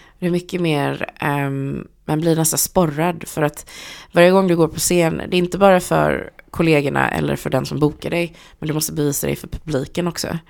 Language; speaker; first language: Swedish; early bilingual, other home language; Chinese